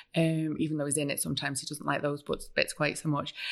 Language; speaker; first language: English; native; English